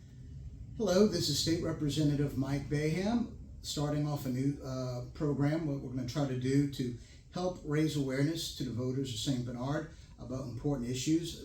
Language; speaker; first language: English; native; English